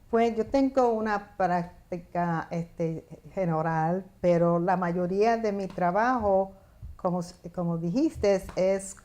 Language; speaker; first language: Spanish; early bilingual, heritage; Spanish